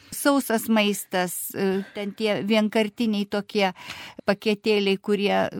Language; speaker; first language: Lithuanian; non-native, fluent; Russian